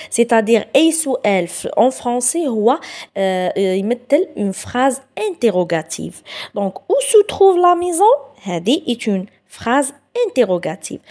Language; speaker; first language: French; non-native, local second language; Arabic